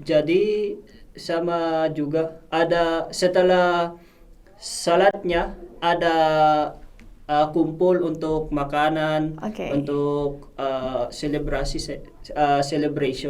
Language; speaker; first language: Indonesian; non-native, fluent; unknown